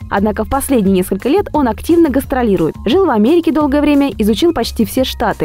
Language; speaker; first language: Russian; native; Russian